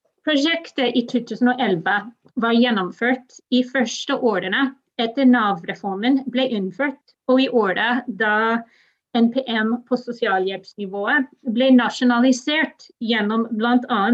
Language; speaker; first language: Norwegian; non-native, fluent; English